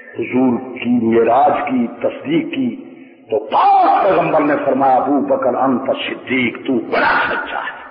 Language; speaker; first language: Urdu; native; Urdu